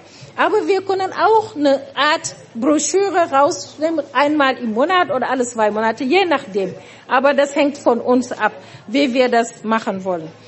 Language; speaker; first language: German; non-native, fluent; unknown